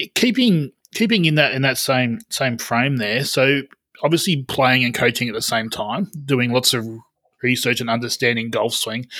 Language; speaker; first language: English; native; English